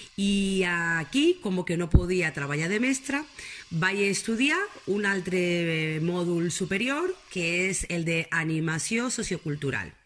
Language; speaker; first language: Catalan; non-native, fluent; Spanish